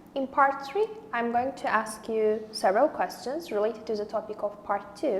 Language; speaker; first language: English; non-native, fluent; Azerbaijani